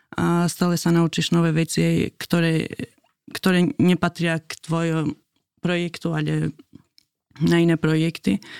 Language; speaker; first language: Slovak; non-native, fluent; Albanian